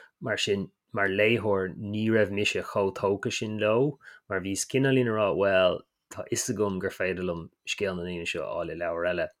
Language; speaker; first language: Irish; native; Irish